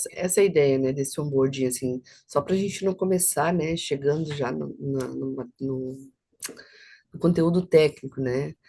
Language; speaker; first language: Portuguese; native; Portuguese